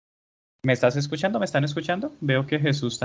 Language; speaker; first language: Spanish; native; Spanish